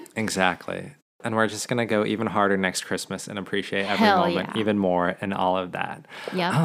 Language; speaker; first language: English; native; English